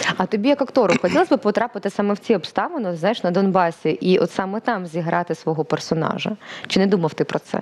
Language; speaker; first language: Ukrainian; native; Ukrainian